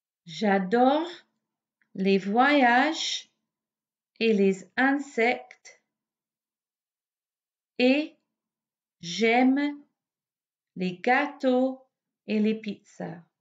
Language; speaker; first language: French; non-native, fluent; English